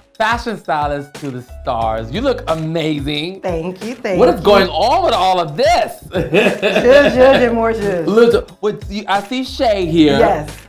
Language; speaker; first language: English; native; English